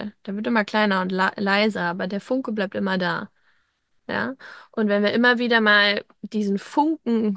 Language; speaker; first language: German; native; German